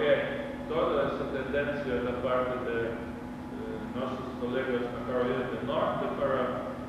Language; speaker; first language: Portuguese; non-native, learner; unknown